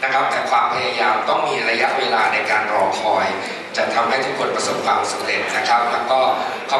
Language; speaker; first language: Thai; native; Thai